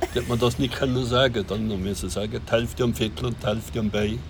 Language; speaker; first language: German; native; German